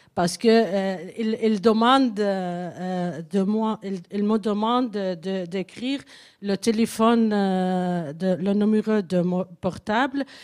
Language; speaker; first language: French; non-native, learner; Arabic